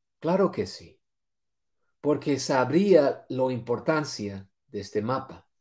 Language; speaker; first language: Spanish; non-native, fluent; English